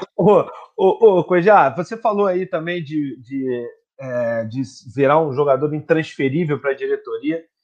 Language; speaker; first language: Portuguese; native; Portuguese